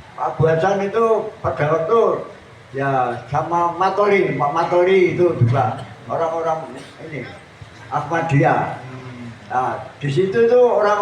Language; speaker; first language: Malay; non-native, local second language; Javanese